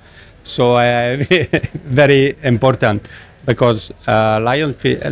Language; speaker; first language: English; non-native, learner; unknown